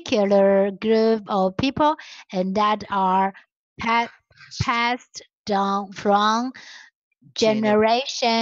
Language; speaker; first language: English; non-native, learner; Chinese